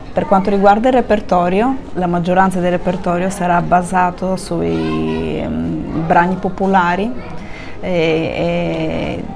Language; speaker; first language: Italian; non-native, fluent; Bulgarian